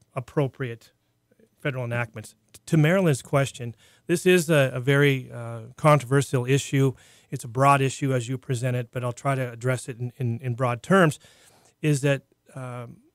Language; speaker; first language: English; native; English